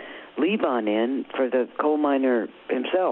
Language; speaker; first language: English; native; English